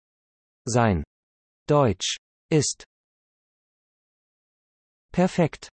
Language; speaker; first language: German; non-native, learner; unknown